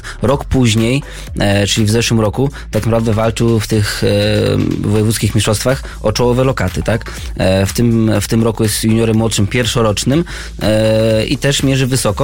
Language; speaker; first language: Polish; native; Polish